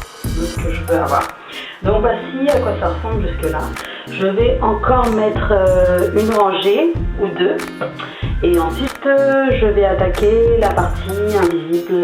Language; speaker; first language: French; native; French